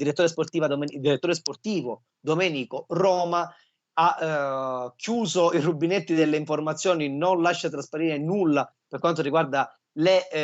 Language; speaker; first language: Italian; native; Italian